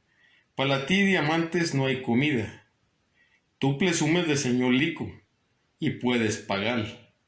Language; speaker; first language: Spanish; native; Spanish